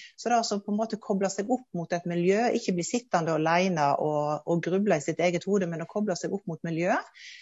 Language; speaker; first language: Norwegian; native; Norwegian